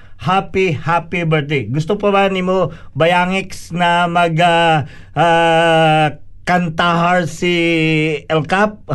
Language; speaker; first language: Filipino; non-native, local second language; Cebuano